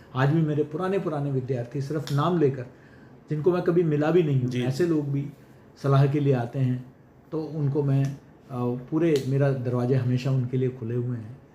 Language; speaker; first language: Hindi; non-native, local second language; Malayalam